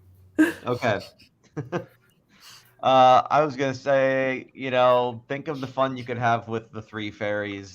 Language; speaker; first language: English; native; English